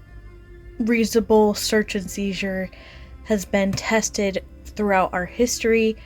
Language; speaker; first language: English; native; English